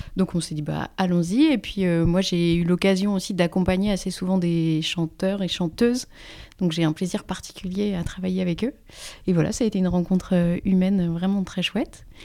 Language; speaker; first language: French; native; French